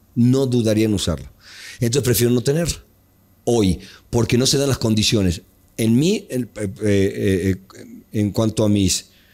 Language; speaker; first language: Spanish; native; Spanish